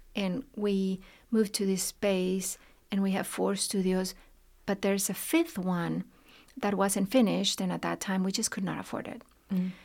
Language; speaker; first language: English; non-native, fluent; Spanish